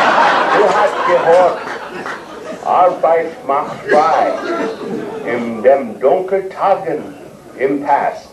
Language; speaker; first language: German; non-native, learner; English